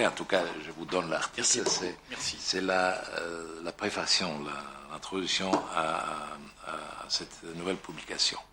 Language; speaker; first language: French; non-native, fluent; Italian